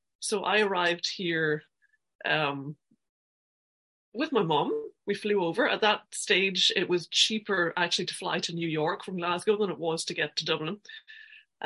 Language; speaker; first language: English; native; English